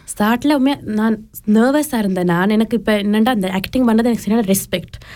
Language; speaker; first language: Tamil; early bilingual, heritage; Tamil